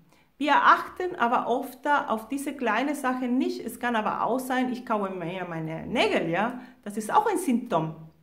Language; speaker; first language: German; non-native, fluent; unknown